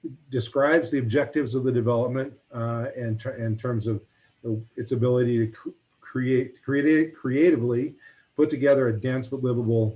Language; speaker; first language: English; native; English